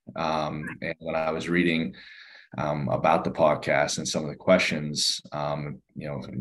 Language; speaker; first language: English; native; English